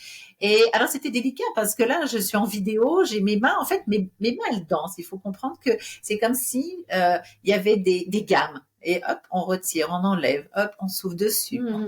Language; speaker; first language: French; native; French